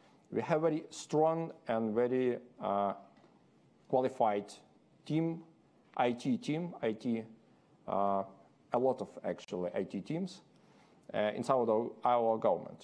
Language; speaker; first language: English; non-native, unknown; Ukrainian